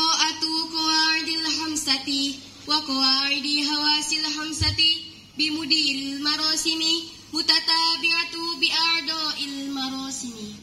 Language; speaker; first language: Arabic; non-native, learner; Indonesian